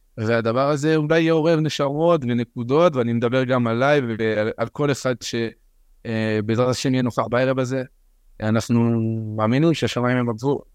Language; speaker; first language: Hebrew; early bilingual, other home language; French